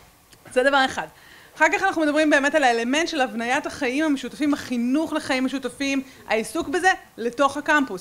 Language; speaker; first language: Hebrew; native; Hebrew